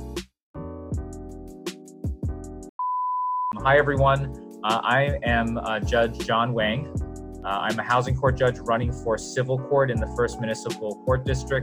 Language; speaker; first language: English; native; English